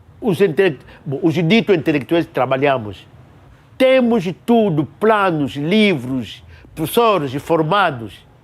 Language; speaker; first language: Portuguese; non-native, local second language; Kongo